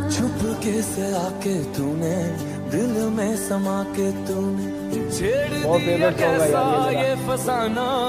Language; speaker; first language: Hindi; native; Hindi